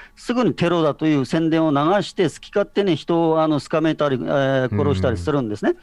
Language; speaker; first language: Japanese; non-native, fluent; Uyghur